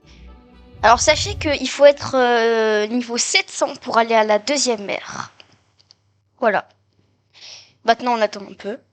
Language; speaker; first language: French; native; French